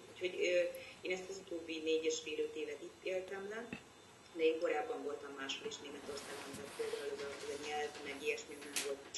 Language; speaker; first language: Hungarian; native; Hungarian